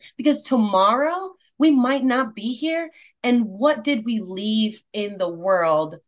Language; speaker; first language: English; non-native, fluent; Spanish